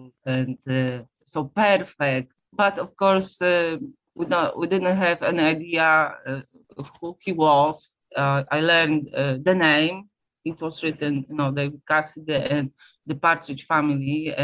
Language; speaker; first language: English; non-native, fluent; Polish